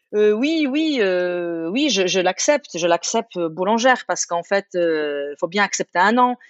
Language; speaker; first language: French; non-native, fluent; Polish